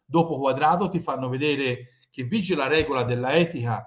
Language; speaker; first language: Italian; native; Italian